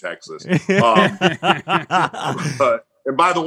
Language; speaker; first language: English; native; English